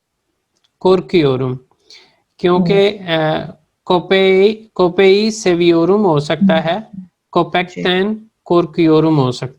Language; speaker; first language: Turkish; non-native, fluent; Urdu